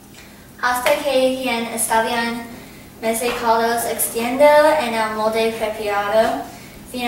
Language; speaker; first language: Spanish; non-native, learner; English